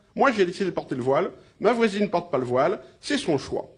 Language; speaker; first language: French; native; French